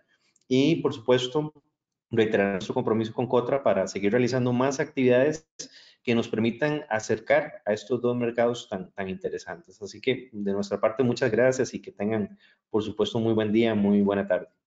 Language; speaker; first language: Spanish; native; Spanish